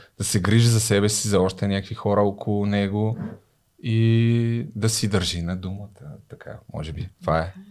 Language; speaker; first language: Bulgarian; native; Bulgarian